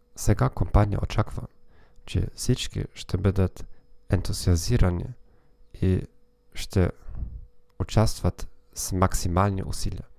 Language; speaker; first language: Macedonian; non-native, learner; German